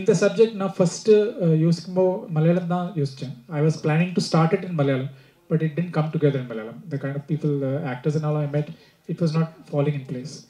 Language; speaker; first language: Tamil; non-native, fluent; Hindi